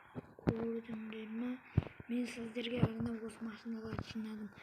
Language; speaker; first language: Turkish; non-native, learner; Kazakh